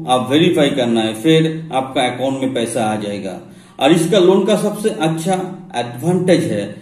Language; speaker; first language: Hindi; non-native, local second language; Bangla